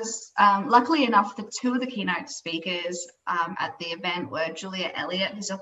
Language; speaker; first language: English; native; English